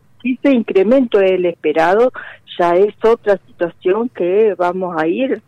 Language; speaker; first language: Spanish; native; Spanish